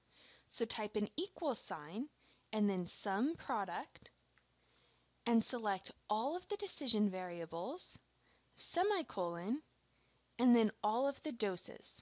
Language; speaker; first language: English; native; English